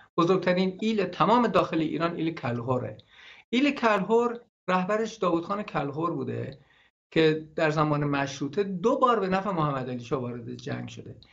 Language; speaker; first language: Persian; non-native, local second language; Gurani